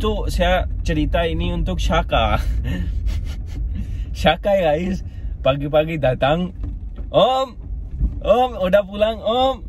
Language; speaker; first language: Indonesian; non-native, learner; Urdu